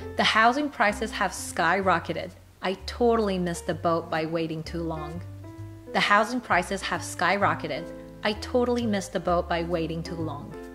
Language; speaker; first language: English; non-native, fluent; Japanese